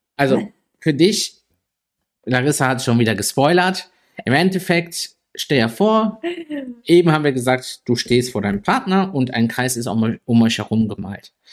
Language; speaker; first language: German; native; German